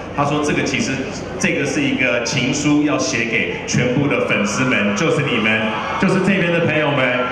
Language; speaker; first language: Chinese; native; Chinese